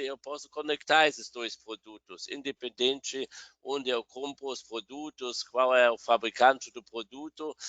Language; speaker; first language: Portuguese; non-native, fluent; German